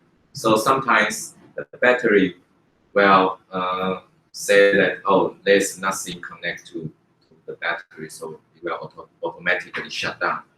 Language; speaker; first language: English; non-native, fluent; Chinese